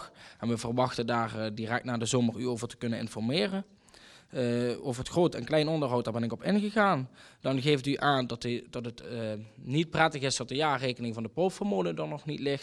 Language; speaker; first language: Dutch; native; Dutch